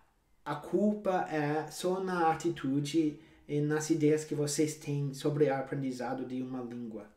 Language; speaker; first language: Portuguese; non-native, fluent; English